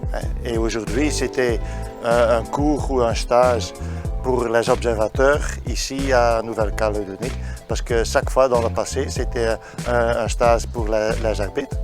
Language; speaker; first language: French; non-native, learner; Dutch